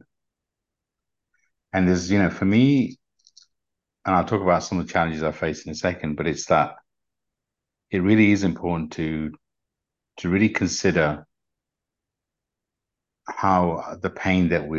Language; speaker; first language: English; native; English